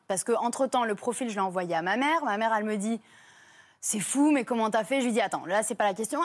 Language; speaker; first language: French; native; French